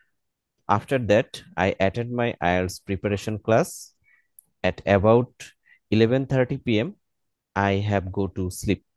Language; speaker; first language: English; non-native, learner; Bangla